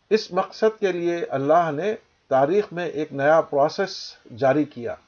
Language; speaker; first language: Urdu; native; Urdu